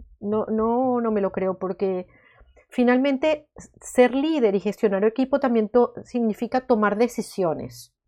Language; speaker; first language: Spanish; native; Spanish